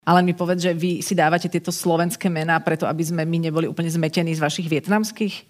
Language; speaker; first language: Slovak; native; Slovak